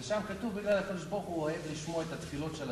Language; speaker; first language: Hebrew; non-native, fluent; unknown